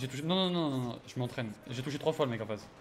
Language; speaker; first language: French; native; French